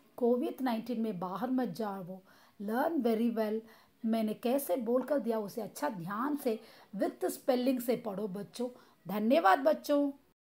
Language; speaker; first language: Hindi; non-native, local second language; Tamil